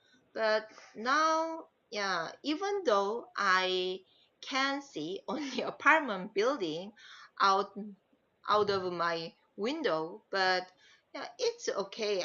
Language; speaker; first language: English; non-native, learner; Korean